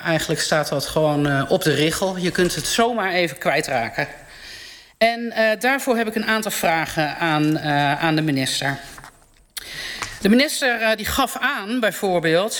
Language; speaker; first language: Dutch; native; Dutch